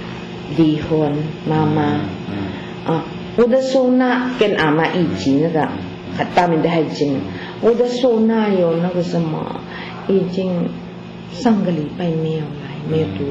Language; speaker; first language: Chinese; non-native, learner; Filipino